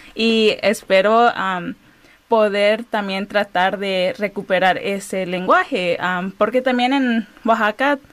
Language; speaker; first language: Spanish; early bilingual, heritage; Spanish